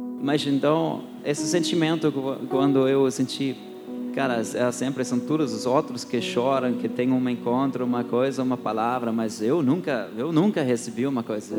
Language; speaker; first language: Portuguese; non-native, fluent; German